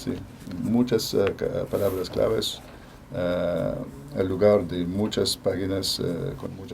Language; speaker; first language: Spanish; non-native, fluent; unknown